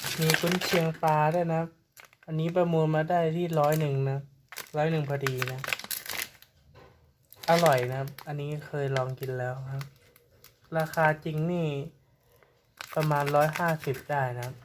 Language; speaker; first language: Thai; native; Thai